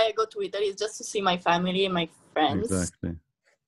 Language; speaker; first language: English; non-native, fluent; Italian